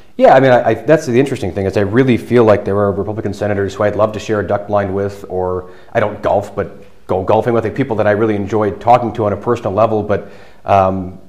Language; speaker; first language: English; native; English